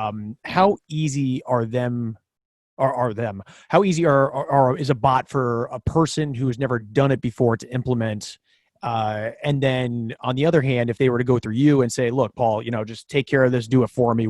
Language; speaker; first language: English; native; English